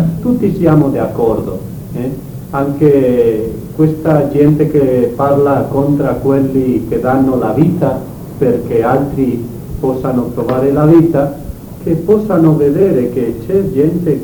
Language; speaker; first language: Italian; non-native, learner; Spanish